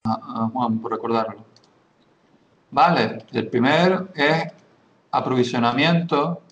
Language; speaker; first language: Spanish; native; Spanish